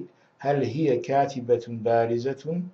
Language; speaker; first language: Arabic; non-native, fluent; Russian